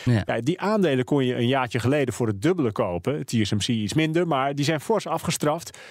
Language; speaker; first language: Dutch; native; Dutch